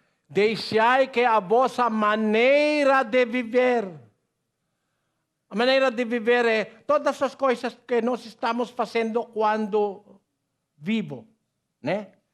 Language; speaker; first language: Portuguese; non-native, learner; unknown